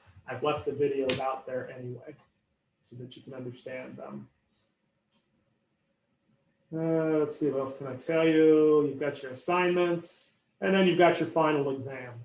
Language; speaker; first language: English; native; English